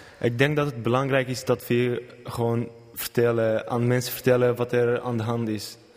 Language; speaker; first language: Dutch; non-native, fluent; Kurdish